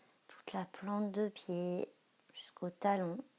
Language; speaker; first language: French; native; French